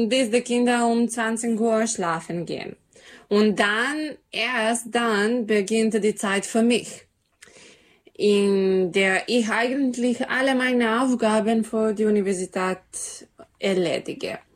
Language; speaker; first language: German; non-native, learner; Serbian